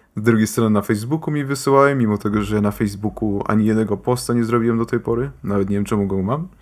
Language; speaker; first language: Polish; early bilingual, heritage; Polish